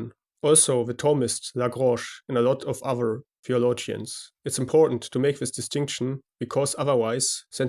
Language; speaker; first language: English; non-native, fluent; German